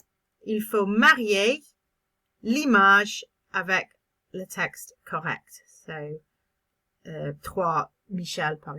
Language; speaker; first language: French; non-native, fluent; English